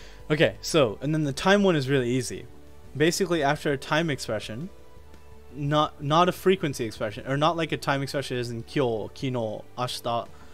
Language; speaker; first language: English; native; English